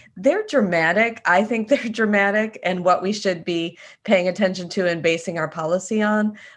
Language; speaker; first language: English; native; English